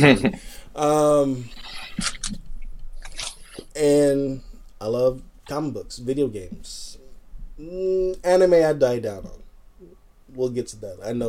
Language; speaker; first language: English; native; English